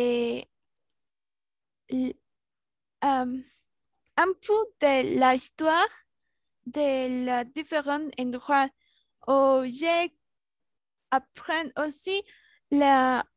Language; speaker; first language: French; non-native, learner; Spanish